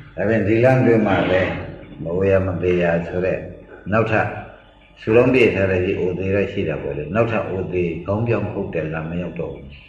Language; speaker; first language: Burmese; native; Burmese